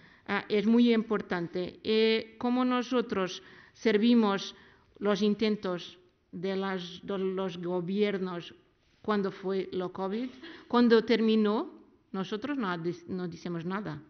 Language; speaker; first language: Spanish; non-native, learner; Portuguese